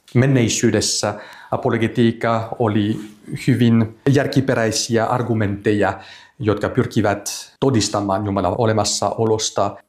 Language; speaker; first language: Finnish; non-native, fluent; French